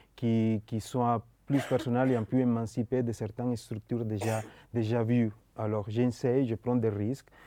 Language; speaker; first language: French; non-native, learner; Spanish